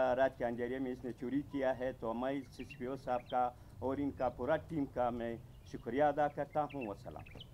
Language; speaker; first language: Urdu; non-native, local second language; Pashto